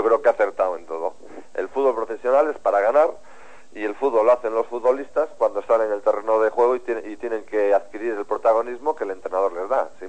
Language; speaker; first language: Spanish; native; Spanish